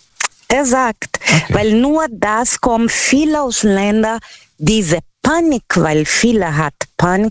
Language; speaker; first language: German; non-native, learner; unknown